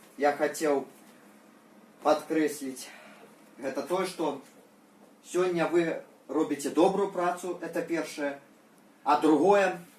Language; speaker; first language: Belarusian; non-native, local second language; Russian